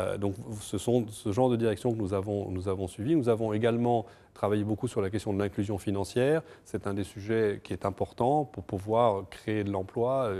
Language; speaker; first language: French; non-native, fluent; Portuguese